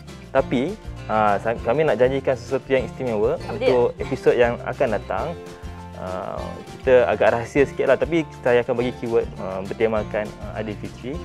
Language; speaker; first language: Malay; native; Malay